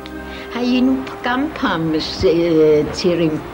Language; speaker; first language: Hebrew; non-native, fluent; German